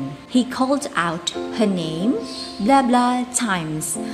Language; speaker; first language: English; non-native, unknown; Indonesian